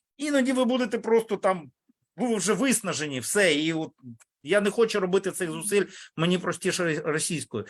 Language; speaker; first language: Ukrainian; non-native, local second language; Russian